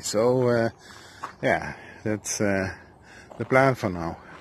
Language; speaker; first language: English; non-native, fluent; Dutch